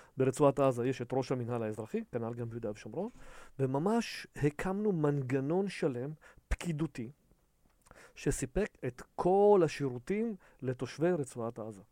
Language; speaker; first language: Hebrew; early bilingual, other home language; Russian